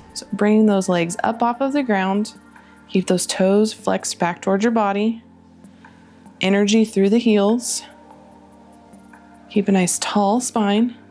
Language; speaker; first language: English; native; English